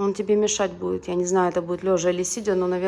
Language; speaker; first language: Russian; native; Russian